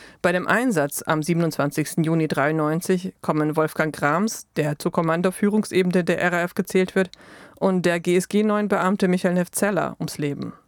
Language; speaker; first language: German; native; German